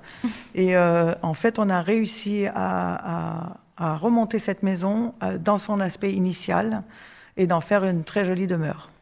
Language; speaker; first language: French; native; French